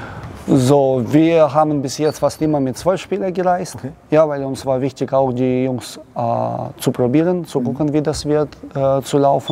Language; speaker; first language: German; non-native, learner; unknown